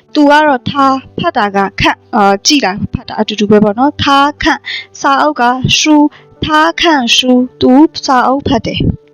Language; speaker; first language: Burmese; native; Burmese